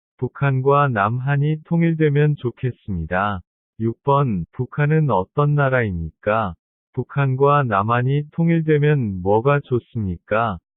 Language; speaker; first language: Korean; non-native, learner; Vietnamese